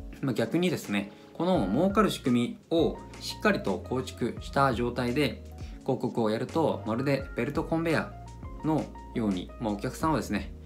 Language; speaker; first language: Japanese; native; Japanese